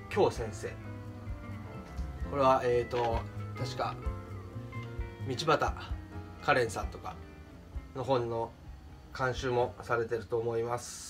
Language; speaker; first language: Japanese; native; Japanese